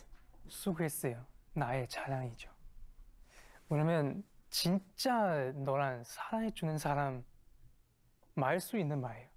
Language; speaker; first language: Korean; non-native, fluent; Chinese